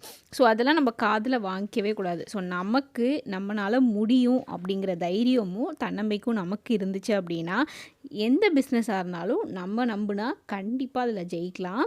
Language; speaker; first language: Tamil; native; Tamil